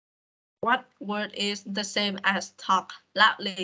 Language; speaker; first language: English; non-native, fluent; Vietnamese